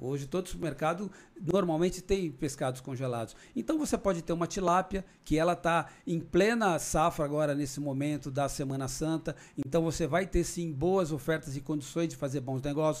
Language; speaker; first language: Portuguese; native; Portuguese